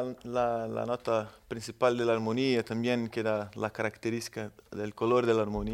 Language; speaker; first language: Spanish; non-native, fluent; Portuguese